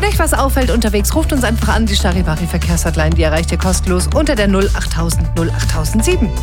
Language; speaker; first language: German; native; German